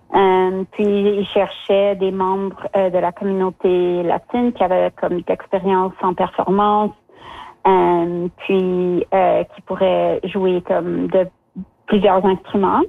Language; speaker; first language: French; early bilingual, other home language; Spanish